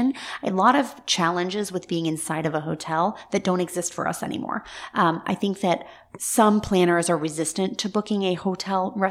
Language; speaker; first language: English; native; English